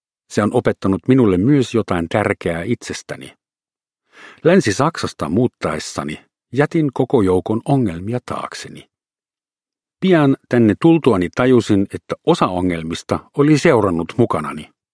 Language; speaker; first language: Finnish; non-native, fluent; German